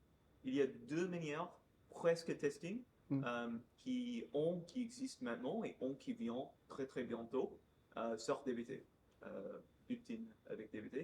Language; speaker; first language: French; non-native, fluent; English